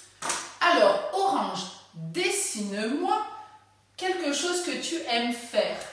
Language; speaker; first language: French; native; French